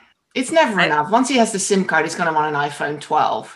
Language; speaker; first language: English; non-native, fluent; Dutch